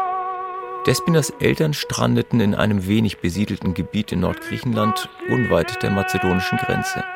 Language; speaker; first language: German; native; German